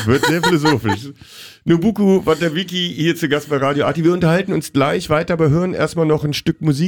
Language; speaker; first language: German; native; German